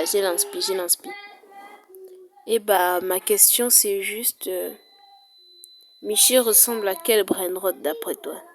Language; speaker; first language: French; native; French